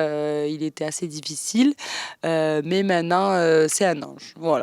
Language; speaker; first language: French; native; French